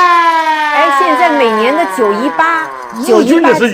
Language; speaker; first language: Chinese; native; Chinese